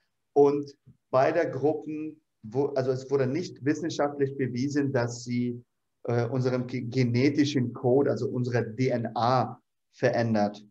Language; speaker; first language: German; non-native, fluent; Arabic